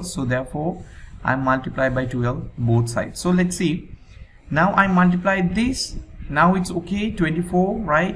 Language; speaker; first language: English; non-native, local second language; Sinhala